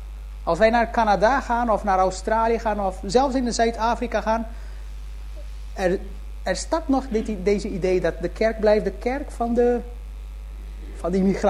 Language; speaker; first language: Dutch; early bilingual, heritage; Dutch